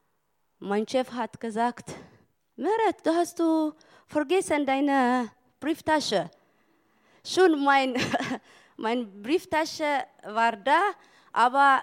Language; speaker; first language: German; non-native, learner; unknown